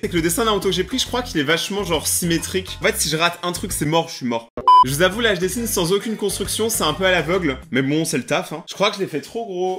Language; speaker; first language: French; native; French